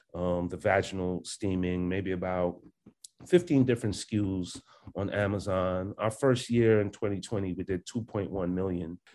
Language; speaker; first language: English; early bilingual, other home language; Haitian Creole